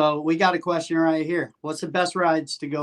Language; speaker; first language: English; native; English